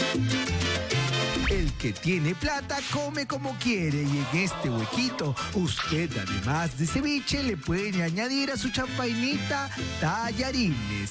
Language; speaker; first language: Spanish; native; Spanish